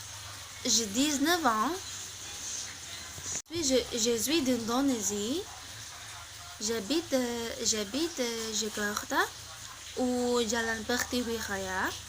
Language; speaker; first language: French; non-native, learner; Indonesian